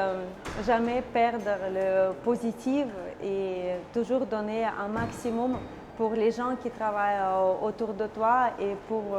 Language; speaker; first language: French; non-native, learner; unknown